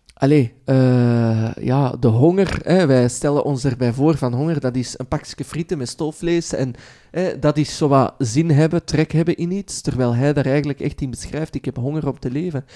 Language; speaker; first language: Dutch; early bilingual, other home language; Arabic